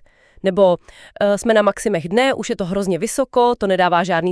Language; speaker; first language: Czech; native; Czech